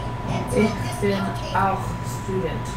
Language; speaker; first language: German; non-native, learner; English